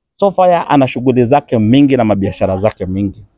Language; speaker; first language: Swahili; native; Swahili